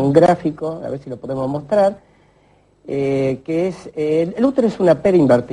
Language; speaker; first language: Spanish; native; Spanish